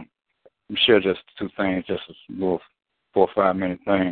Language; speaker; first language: English; native; English